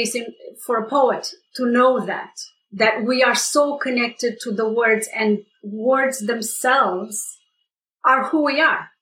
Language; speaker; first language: English; non-native, fluent; Romanian